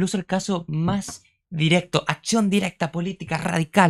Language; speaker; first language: Spanish; native; Spanish